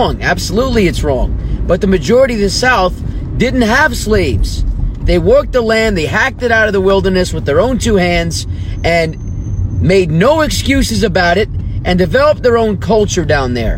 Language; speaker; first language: English; native; English